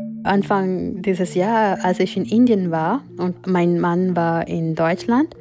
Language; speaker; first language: German; non-native, fluent; Gujarati